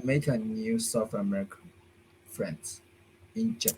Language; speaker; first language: English; non-native, learner; Chinese